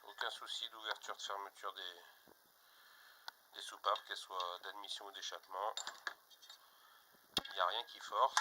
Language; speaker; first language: French; native; French